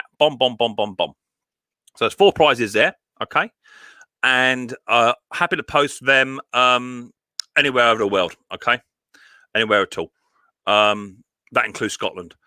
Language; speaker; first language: English; native; English